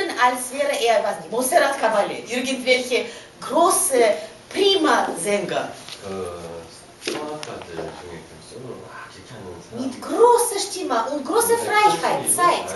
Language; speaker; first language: German; non-native, fluent; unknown